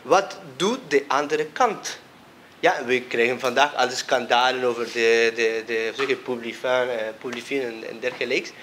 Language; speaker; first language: Dutch; non-native, fluent; Spanish